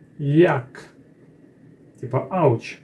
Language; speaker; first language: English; non-native, learner; Russian